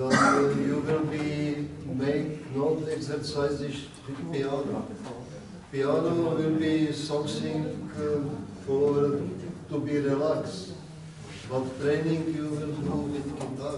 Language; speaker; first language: English; non-native, learner; Czech